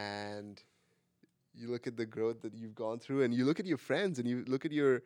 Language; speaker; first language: English; non-native, local second language; Marathi